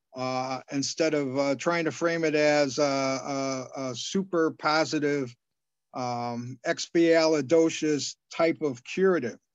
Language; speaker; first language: English; native; English